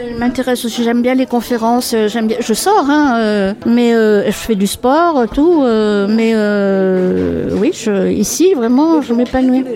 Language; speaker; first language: French; native; French